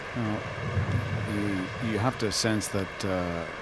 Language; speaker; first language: English; native; English